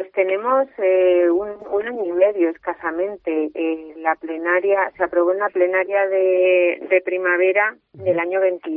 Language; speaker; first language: Spanish; native; Spanish